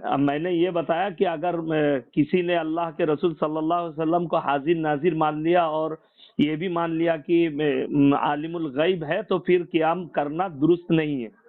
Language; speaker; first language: Urdu; non-native, local second language; Bangla